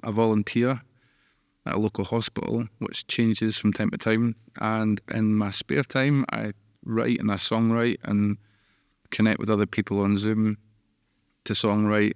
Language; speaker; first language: English; native; English